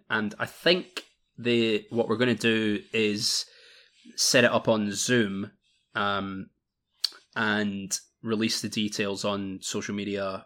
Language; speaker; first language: English; native; English